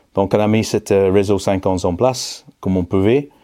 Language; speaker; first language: French; non-native, fluent; English